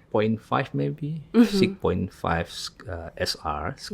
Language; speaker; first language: English; non-native, learner; Indonesian